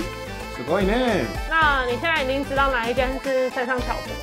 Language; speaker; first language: Chinese; native; Chinese